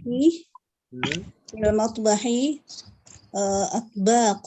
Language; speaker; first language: Arabic; non-native, learner; Indonesian